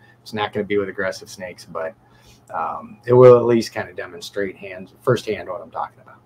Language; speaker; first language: English; native; English